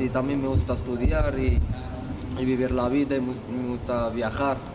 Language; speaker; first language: Spanish; early bilingual, other home language; Arabic